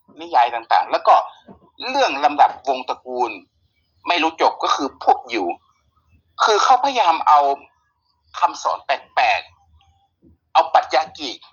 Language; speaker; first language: Thai; native; Thai